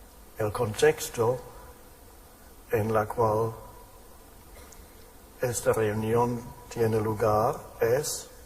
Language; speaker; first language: Spanish; non-native, fluent; German